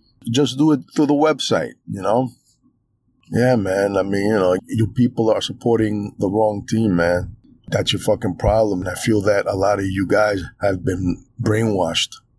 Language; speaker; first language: English; early bilingual, other home language; Greek